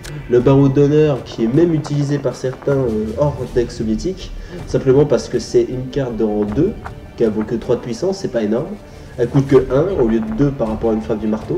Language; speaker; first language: French; native; French